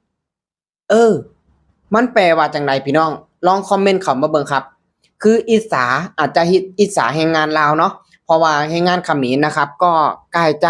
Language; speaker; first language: Thai; non-native, local second language; Lao